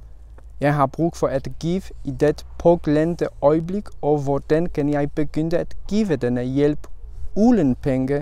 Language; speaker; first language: Danish; non-native, learner; Polish